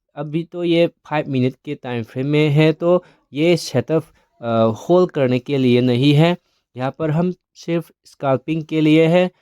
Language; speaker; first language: Hindi; non-native, local second language; Manipuri